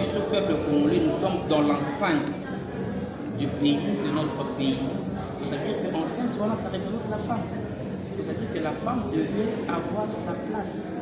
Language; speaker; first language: French; non-native, local second language; Lingala